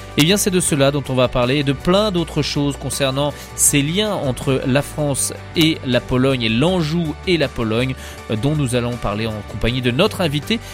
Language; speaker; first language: French; native; French